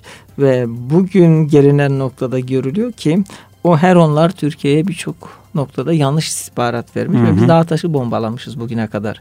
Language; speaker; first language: Turkish; native; Turkish